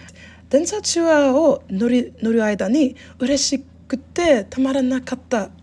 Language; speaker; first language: Japanese; non-native, learner; English